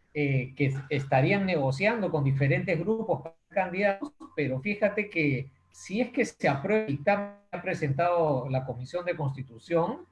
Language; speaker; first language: Spanish; native; Spanish